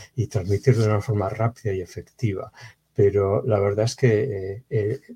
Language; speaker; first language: Spanish; native; Spanish